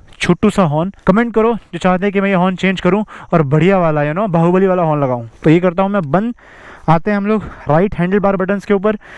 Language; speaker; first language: Hindi; native; Hindi